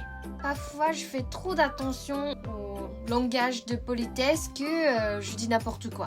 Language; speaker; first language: French; non-native, fluent; Japanese